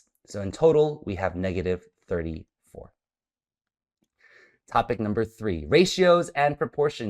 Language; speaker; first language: English; native; English